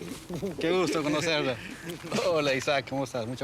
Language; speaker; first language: Spanish; native; Spanish